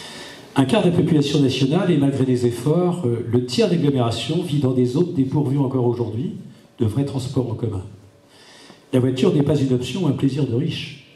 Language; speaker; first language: French; native; French